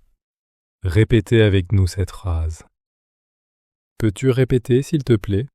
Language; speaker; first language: French; native; French